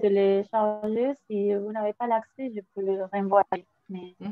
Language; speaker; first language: French; non-native, fluent; Spanish